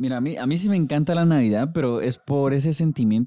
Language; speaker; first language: Spanish; native; Spanish